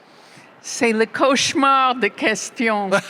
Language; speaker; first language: French; non-native, fluent; English